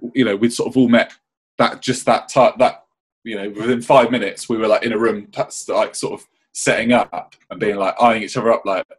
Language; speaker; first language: English; native; English